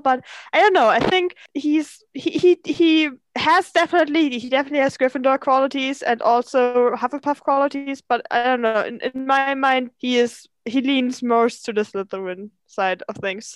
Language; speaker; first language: English; non-native, fluent; German